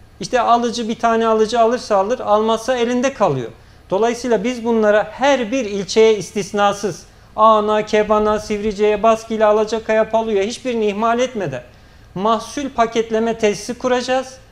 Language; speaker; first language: Turkish; native; Turkish